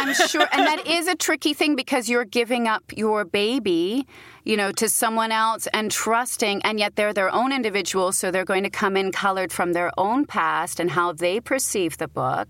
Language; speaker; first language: English; native; English